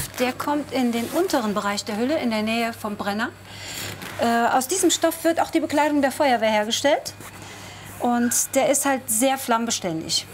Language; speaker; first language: German; native; German